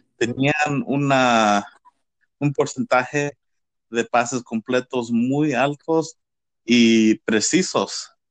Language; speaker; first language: Spanish; early bilingual, heritage; Spanish